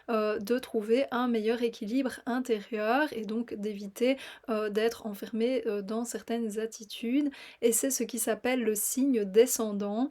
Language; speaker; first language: French; native; French